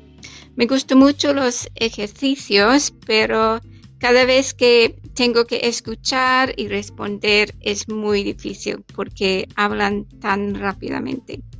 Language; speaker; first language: Spanish; non-native, fluent; English